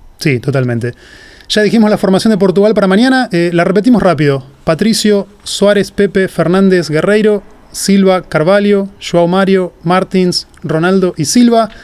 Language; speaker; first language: Spanish; native; Spanish